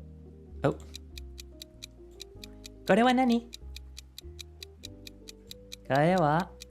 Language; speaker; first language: Japanese; non-native, learner; Spanish